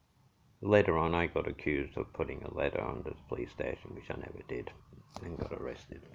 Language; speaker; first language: English; native; English